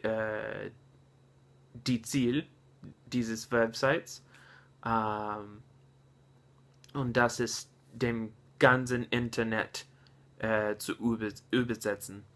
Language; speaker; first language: German; non-native, learner; English